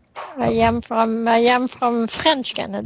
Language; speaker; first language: English; non-native, learner; French